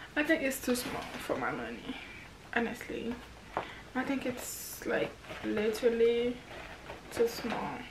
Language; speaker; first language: English; non-native, fluent; Haitian Creole